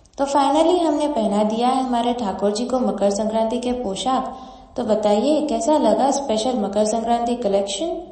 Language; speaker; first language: Hindi; non-native, local second language; Gujarati